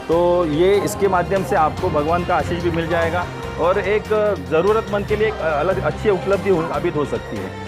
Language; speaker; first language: Hindi; non-native, local second language; Marathi